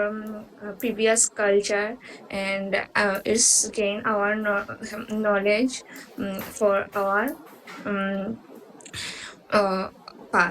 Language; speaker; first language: English; non-native, learner; Bangla